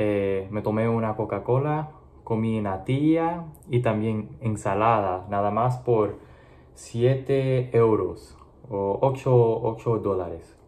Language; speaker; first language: Spanish; non-native, learner; English